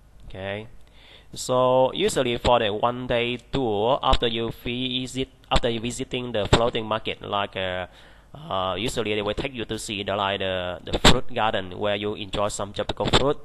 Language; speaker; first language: English; non-native, fluent; Vietnamese